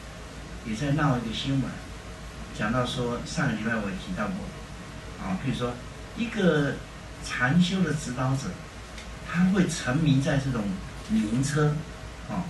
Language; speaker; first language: Chinese; native; Chinese